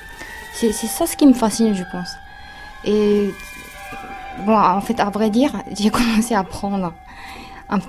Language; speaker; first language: French; non-native, fluent; Japanese